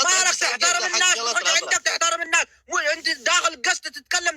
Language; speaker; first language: Arabic; non-native, fluent; Amharic